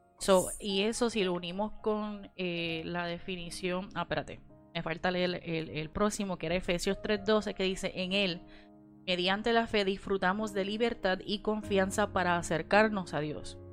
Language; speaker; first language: Spanish; native; Spanish